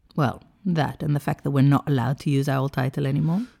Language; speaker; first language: English; non-native, fluent; Hebrew